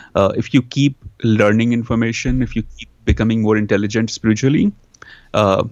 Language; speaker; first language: English; non-native, local second language; Hindi